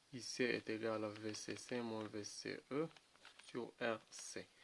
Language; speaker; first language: French; non-native, local second language; Arabic